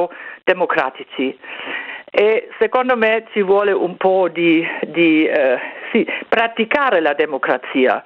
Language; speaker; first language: Italian; non-native, fluent; German